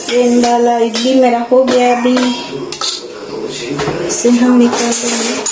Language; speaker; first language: Hindi; native; Hindi